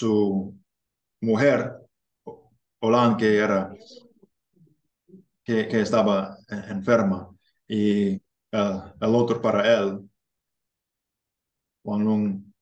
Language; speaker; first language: Spanish; non-native, learner; English